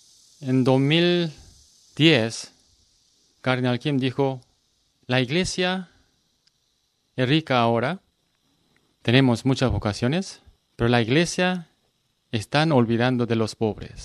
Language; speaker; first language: Spanish; non-native, learner; Korean